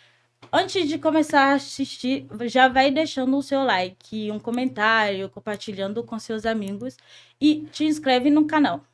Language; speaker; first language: Portuguese; non-native, fluent; Haitian Creole